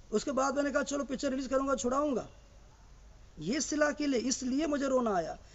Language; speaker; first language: Hindi; native; Hindi